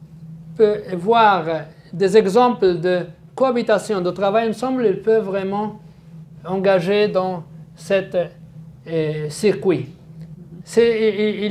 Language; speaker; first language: French; non-native, fluent; Arabic